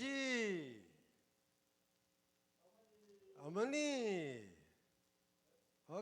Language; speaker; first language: Korean; non-native, learner; Chinese